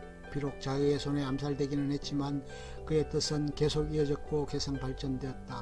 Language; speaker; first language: Korean; native; Korean